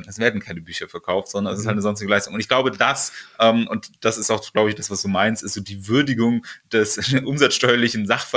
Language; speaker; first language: German; native; German